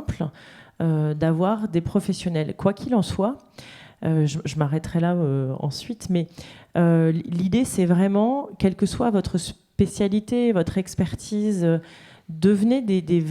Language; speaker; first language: French; native; French